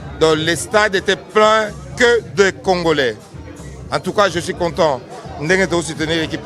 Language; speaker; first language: French; non-native, local second language; Lingala